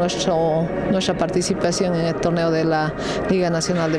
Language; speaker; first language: Spanish; native; Spanish